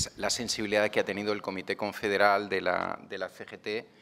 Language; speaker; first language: Spanish; non-native, local second language; Catalan